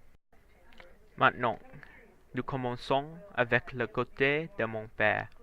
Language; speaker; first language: French; non-native, learner; Vietnamese